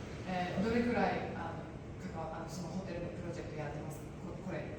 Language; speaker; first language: Japanese; native; Japanese